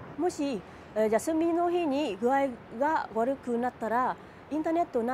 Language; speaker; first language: Japanese; non-native, fluent; Vietnamese